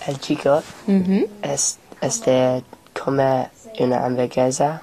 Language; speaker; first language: Spanish; non-native, learner; English